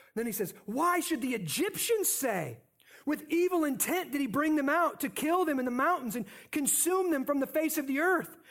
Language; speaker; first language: English; native; English